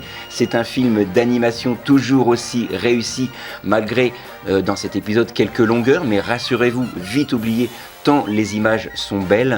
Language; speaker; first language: French; native; French